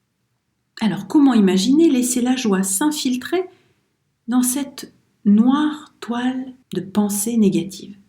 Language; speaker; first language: French; native; French